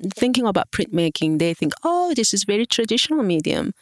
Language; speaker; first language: English; non-native, fluent; Korean